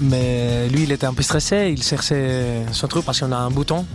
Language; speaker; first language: French; non-native, fluent; Greek